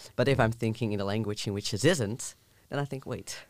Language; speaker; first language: English; non-native, fluent; Dutch